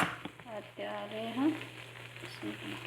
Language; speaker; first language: Arabic; non-native, fluent; Oromo